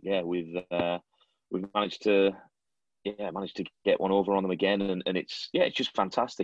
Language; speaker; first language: English; native; English